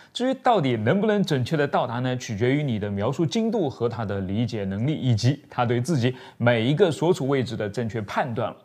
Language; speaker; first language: Chinese; native; Chinese